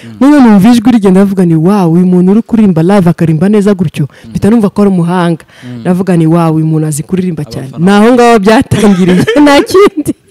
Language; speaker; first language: Kinyarwanda; early bilingual, heritage; Kinyarwanda